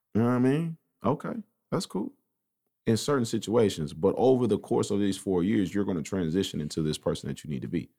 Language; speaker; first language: English; native; English